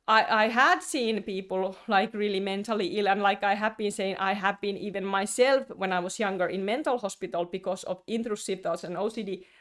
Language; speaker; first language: English; non-native, fluent; Finnish